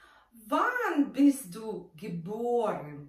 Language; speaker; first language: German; non-native, fluent; Russian